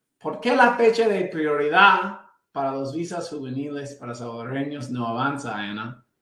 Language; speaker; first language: Spanish; non-native, fluent; English